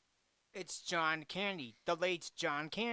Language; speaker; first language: English; native; English